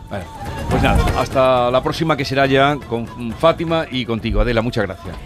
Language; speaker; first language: Spanish; native; Spanish